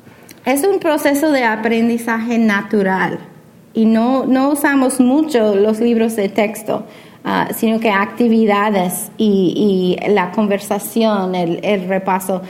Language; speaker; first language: Spanish; non-native, fluent; English